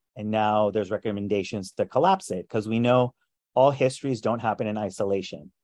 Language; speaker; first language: English; native; English